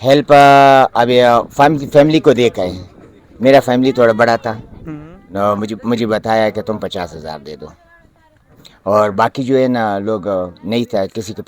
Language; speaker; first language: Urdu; early bilingual, other home language; Pashto